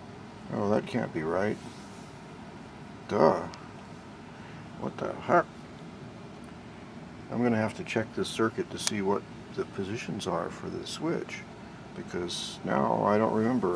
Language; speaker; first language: English; native; English